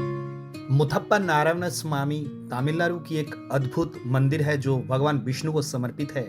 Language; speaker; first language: Hindi; non-native, local second language; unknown